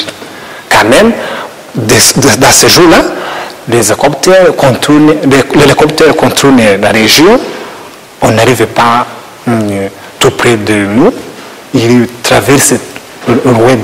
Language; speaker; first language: French; non-native, learner; Kinyarwanda